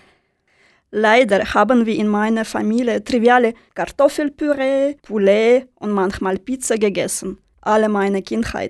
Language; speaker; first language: German; non-native, fluent; Russian